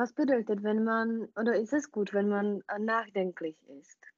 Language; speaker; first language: German; non-native, fluent; Czech